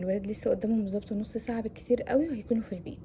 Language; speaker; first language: Arabic; native; Arabic